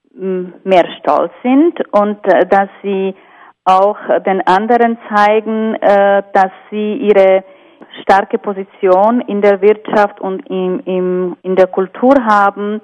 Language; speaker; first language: German; non-native, fluent; Slovak